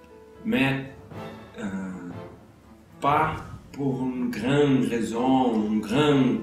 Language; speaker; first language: French; non-native, learner; Portuguese